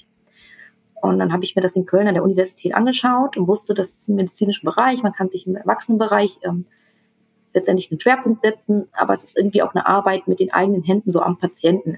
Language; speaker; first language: German; early bilingual, other home language; Tamil